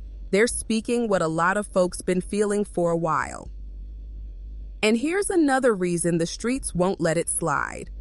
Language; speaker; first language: English; native; English